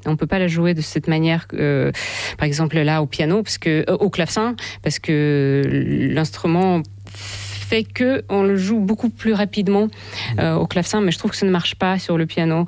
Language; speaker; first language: French; non-native, fluent; Russian